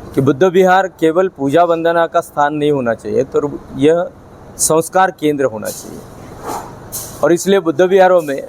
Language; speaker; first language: Hindi; non-native, local second language; Marathi